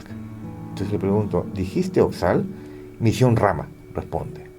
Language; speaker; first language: Spanish; native; Spanish